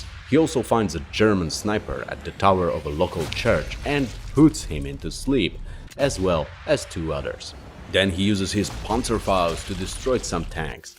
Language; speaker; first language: English; non-native, fluent; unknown